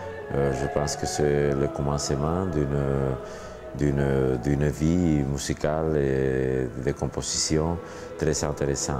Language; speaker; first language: French; non-native, fluent; Spanish